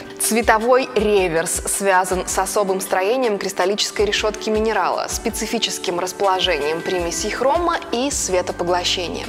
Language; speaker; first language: Russian; native; Russian